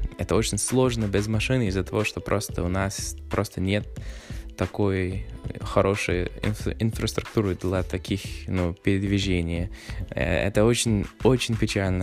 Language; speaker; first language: Russian; non-native, fluent; English